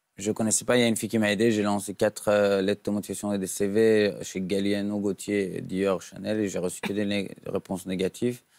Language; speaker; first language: French; non-native, fluent; Persian